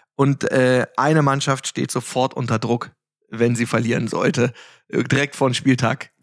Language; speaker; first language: German; native; German